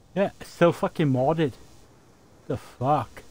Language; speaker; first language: English; native; English